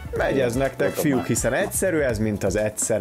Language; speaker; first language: Hungarian; native; Hungarian